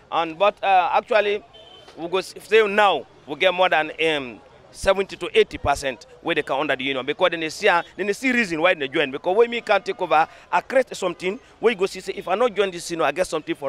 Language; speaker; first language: English; non-native, local second language; Krio